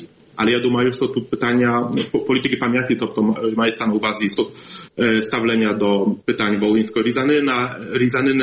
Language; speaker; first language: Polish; non-native, learner; Ukrainian